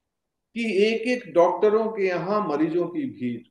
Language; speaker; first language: Hindi; native; Hindi